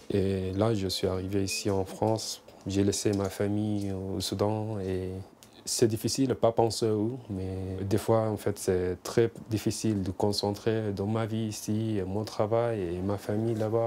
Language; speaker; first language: French; non-native, fluent; Arabic